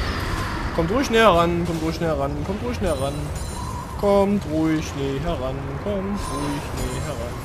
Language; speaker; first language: German; native; German